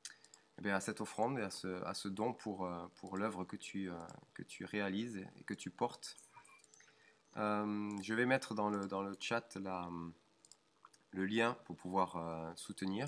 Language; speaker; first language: French; native; French